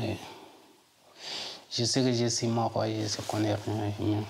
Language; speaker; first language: French; non-native, learner; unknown